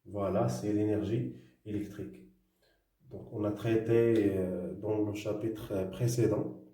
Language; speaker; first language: French; non-native, local second language; Arabic